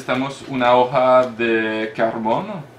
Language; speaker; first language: Spanish; non-native, learner; French